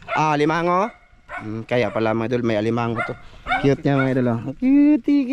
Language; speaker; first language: Filipino; non-native, local second language; Cebuano